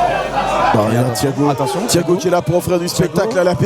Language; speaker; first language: French; native; French